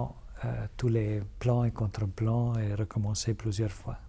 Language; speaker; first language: French; non-native, fluent; Italian